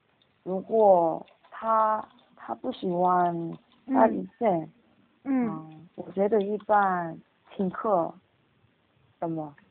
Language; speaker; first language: Chinese; non-native, learner; Korean